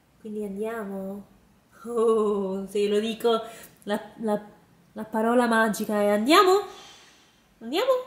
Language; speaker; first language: Italian; non-native, fluent; English